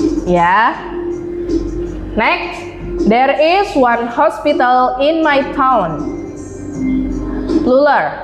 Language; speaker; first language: English; non-native, learner; Indonesian